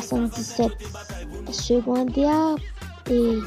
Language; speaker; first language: French; non-native, learner; Haitian Creole